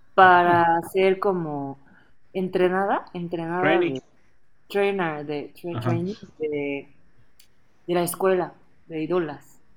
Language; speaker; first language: Spanish; non-native, fluent; Japanese